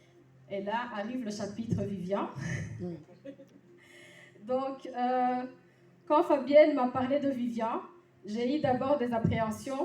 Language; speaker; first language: French; native; French